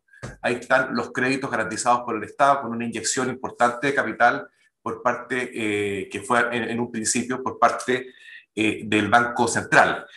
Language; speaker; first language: Spanish; native; Spanish